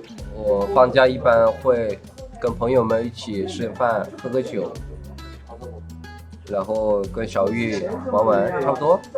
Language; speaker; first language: Chinese; non-native, fluent; Korean